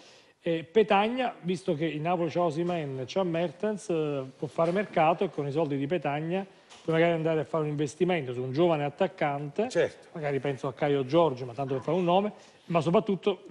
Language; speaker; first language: Italian; native; Italian